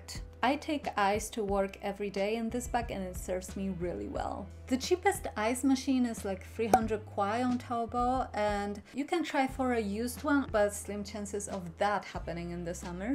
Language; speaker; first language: English; non-native, fluent; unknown